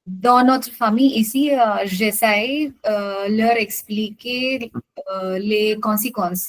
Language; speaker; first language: French; non-native, learner; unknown